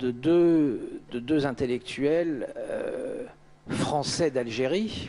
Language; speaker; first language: French; native; French